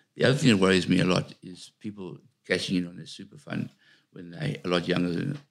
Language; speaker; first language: English; native; English